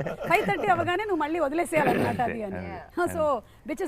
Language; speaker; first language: Telugu; native; Telugu